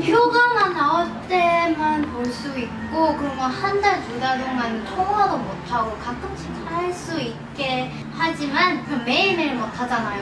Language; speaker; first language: Korean; non-native, fluent; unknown